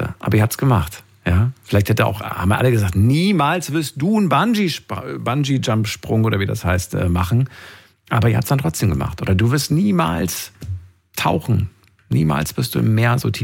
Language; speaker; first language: German; native; German